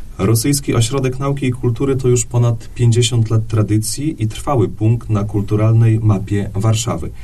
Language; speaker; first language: Polish; native; Polish